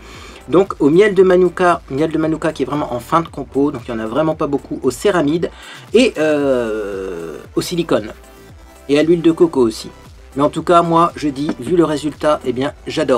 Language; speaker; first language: French; native; French